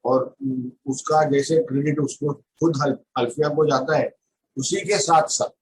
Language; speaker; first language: Hindi; non-native, local second language; Marathi